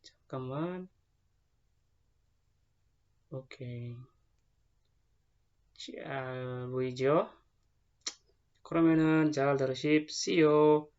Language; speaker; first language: Korean; non-native, fluent; Indonesian